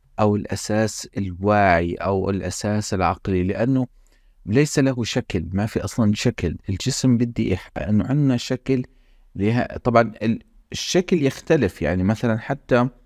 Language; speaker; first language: Arabic; native; Arabic